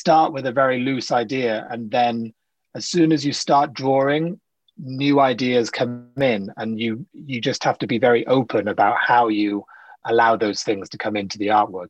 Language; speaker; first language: English; native; English